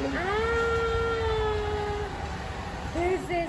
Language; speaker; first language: Spanish; non-native, learner; Japanese